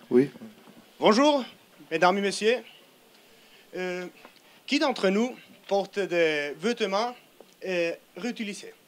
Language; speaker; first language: French; non-native, learner; Spanish